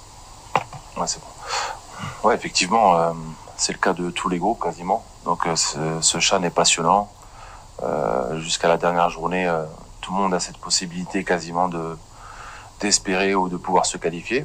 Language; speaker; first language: French; native; French